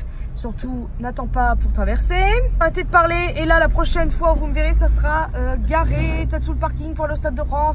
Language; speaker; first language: French; native; French